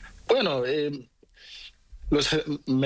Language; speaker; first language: Spanish; non-native, learner; Portuguese